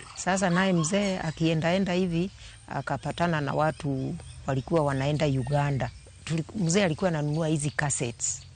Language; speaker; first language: Swahili; non-native, local second language; Luo (Kenya and Tanzania)